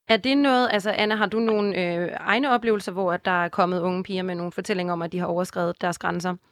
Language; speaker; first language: Danish; native; Danish